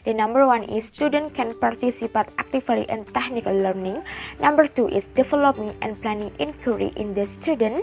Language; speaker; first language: English; non-native, learner; Indonesian